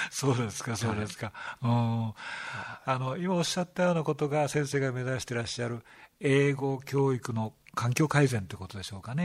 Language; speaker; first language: Japanese; native; Japanese